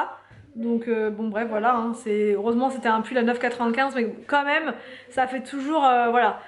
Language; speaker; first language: French; native; French